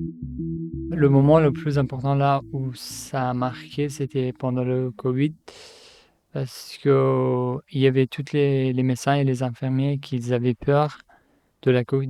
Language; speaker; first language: French; non-native, fluent; Persian